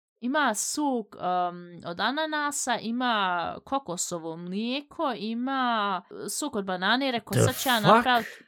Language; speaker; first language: Bosnian; early bilingual, heritage; Bosnian